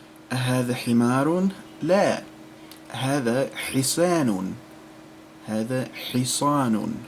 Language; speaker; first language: Arabic; non-native, fluent; English